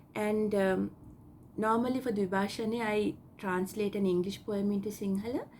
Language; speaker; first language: English; non-native, local second language; Sinhala